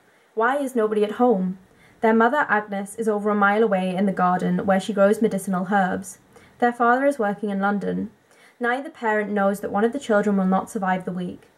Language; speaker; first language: English; native; English